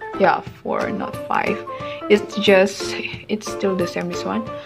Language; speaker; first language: English; non-native, local second language; Malay